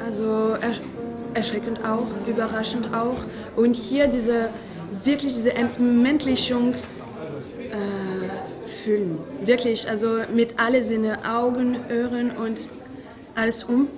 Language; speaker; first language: German; non-native, fluent; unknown